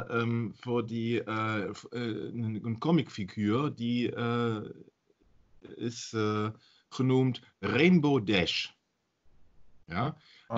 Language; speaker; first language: Dutch; non-native, learner; German